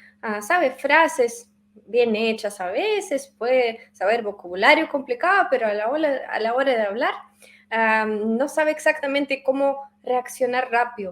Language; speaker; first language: Spanish; non-native, fluent; Russian